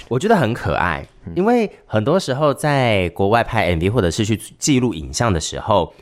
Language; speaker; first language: Chinese; native; Chinese